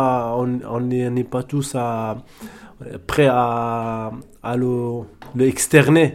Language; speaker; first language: French; non-native, learner; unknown